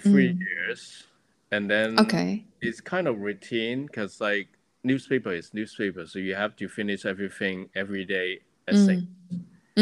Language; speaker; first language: English; non-native, local second language; Cantonese